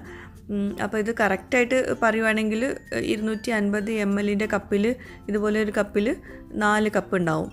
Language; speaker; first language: Malayalam; native; Malayalam